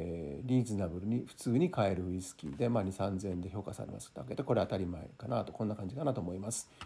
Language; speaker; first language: Japanese; native; Japanese